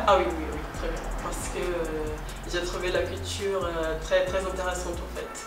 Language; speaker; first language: French; non-native, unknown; Portuguese